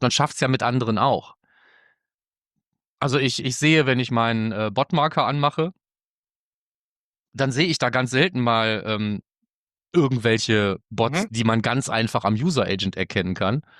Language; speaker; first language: German; native; German